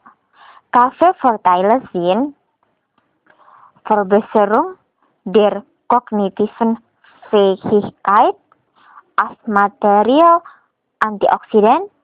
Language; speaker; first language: German; non-native, learner; Indonesian